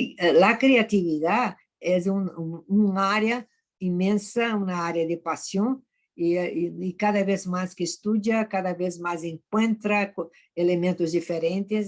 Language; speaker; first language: Spanish; non-native, fluent; Portuguese